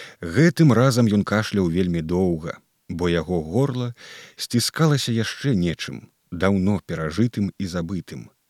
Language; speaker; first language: Belarusian; native; Belarusian